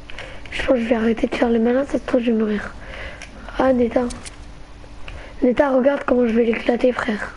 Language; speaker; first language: French; native; French